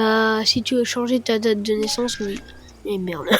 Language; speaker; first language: French; native; French